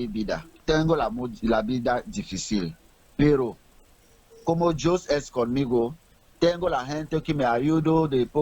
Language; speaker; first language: Spanish; non-native, learner; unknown